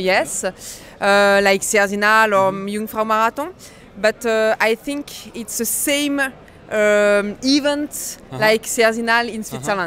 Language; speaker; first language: English; non-native, learner; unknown